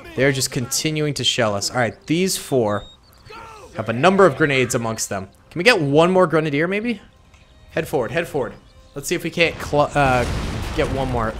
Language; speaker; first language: English; native; English